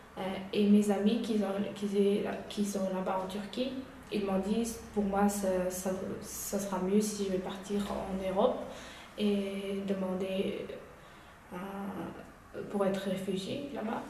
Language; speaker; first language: French; non-native, learner; Uyghur